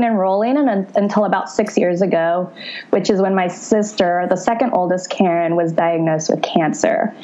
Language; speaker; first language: English; native; English